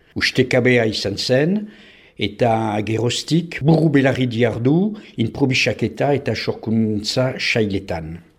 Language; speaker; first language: Basque; non-native, local second language; French